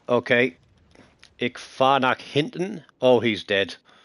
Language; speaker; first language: German; non-native, fluent; English